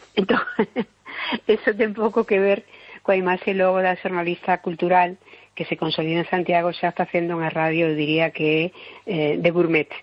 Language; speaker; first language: Galician; non-native, local second language; Spanish